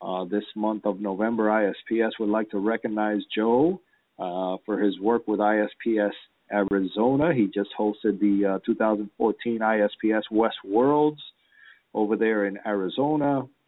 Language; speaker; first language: English; early bilingual, other home language; Spanish